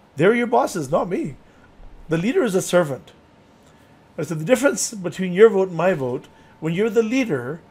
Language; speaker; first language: English; native; English